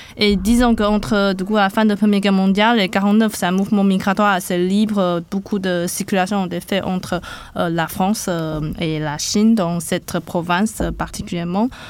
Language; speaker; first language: French; non-native, fluent; Chinese